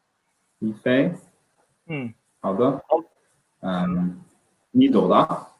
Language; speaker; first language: Chinese; non-native, learner; Swedish